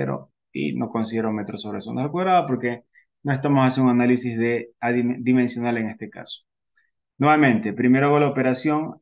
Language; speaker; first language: Spanish; native; Spanish